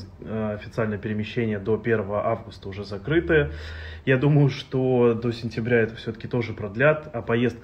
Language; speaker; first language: Russian; native; Russian